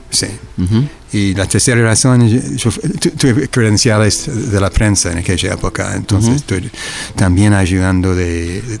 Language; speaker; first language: Spanish; non-native, fluent; English